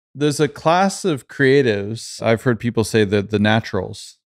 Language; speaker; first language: English; native; English